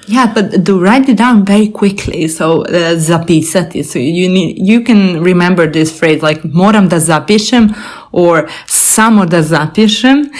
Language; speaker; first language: Serbian; native; Serbian